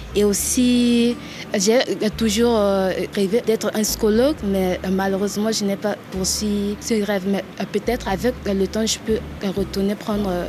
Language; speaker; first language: French; non-native, local second language; Sango